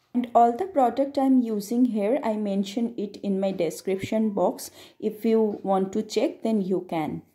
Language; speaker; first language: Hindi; non-native, local second language; Bangla